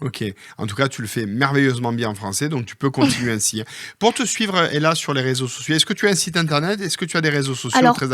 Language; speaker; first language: French; native; French